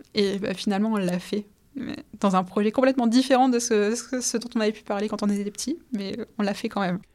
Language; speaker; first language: French; native; French